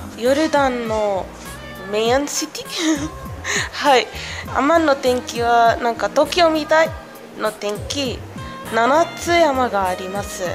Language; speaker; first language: Japanese; non-native, learner; Arabic